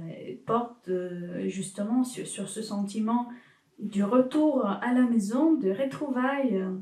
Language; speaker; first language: French; non-native, fluent; Ukrainian